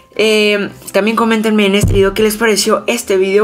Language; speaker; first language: Spanish; native; Spanish